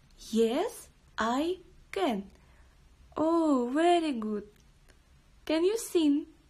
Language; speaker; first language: English; non-native, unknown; Kazakh